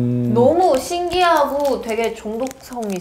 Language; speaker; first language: Korean; non-native, learner; Chinese